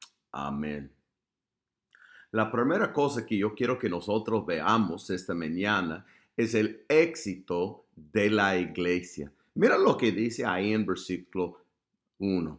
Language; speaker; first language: Spanish; non-native, fluent; English